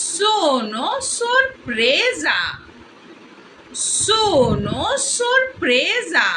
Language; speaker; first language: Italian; non-native, learner; Bangla